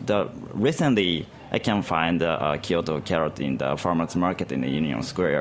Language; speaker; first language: English; non-native, learner; Japanese